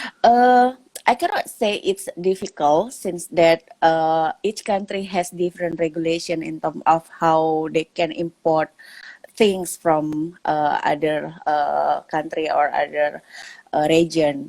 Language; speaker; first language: English; non-native, local second language; Indonesian